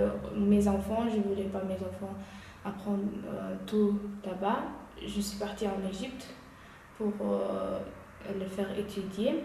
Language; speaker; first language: French; non-native, learner; Uyghur